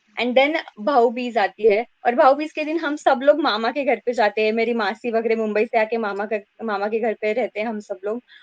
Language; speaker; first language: Hindi; non-native, local second language; Marathi